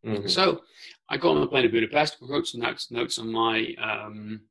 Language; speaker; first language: English; non-native, local second language; Welsh